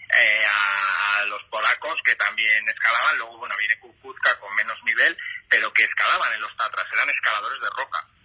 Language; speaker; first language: Spanish; native; Spanish